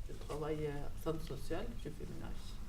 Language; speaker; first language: French; non-native, learner; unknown